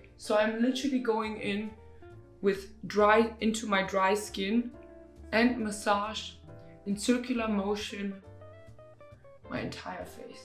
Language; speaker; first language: English; non-native, fluent; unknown